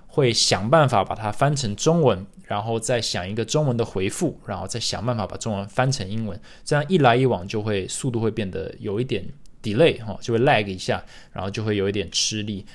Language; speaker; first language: Chinese; early bilingual, other home language; English